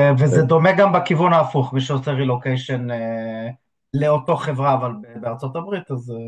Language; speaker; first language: Hebrew; native; Hebrew